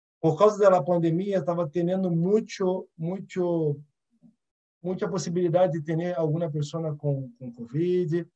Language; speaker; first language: Portuguese; early bilingual, other home language; Arabic